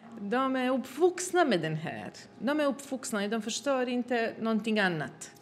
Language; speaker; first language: Swedish; non-native, fluent; Bosnian